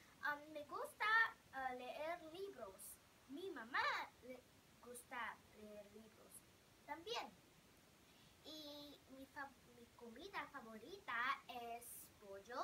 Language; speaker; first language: Spanish; non-native, learner; Vietnamese